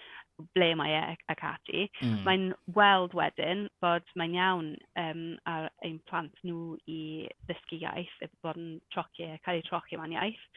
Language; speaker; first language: Welsh; non-native, local second language; English